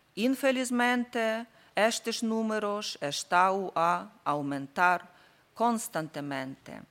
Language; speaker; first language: Portuguese; non-native, learner; Ukrainian